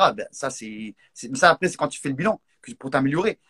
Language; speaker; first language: French; non-native, local second language; Arabic